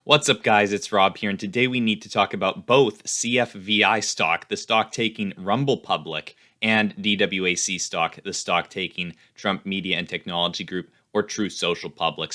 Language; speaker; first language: English; native; English